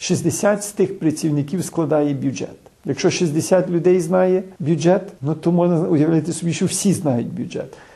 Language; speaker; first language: Ukrainian; early bilingual, heritage; Ukrainian